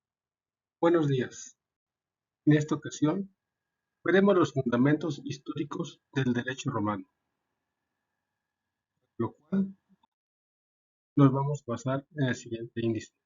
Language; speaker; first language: Spanish; native; Spanish